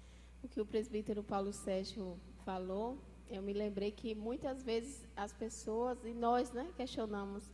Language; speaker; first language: Portuguese; native; Portuguese